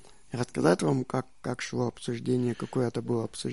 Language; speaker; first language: Czech; non-native, learner; Russian